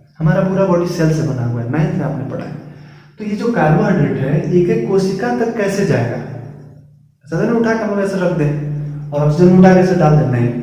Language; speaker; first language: Hindi; native; Hindi